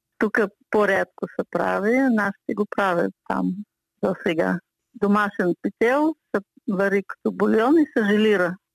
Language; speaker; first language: Bulgarian; early bilingual, heritage; Bulgarian